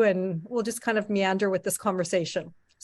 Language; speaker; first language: English; native; English